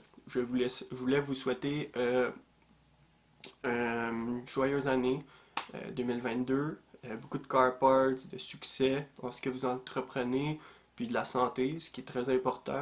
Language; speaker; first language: French; native; French